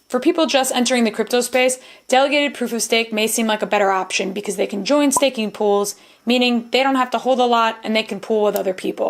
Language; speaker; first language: English; native; English